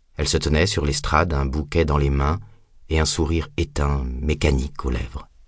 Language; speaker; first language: French; native; French